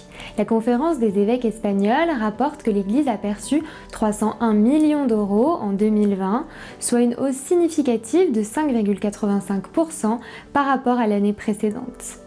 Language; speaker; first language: French; native; French